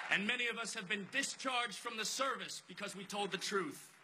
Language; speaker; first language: English; native; English